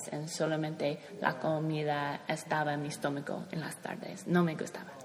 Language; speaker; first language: Spanish; non-native, learner; English